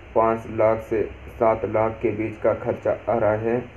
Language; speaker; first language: Hindi; native; Hindi